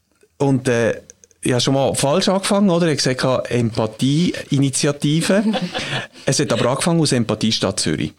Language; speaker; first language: German; native; German